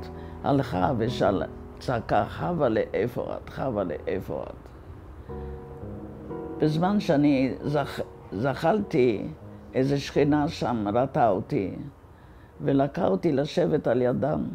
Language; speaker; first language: Hebrew; non-native, fluent; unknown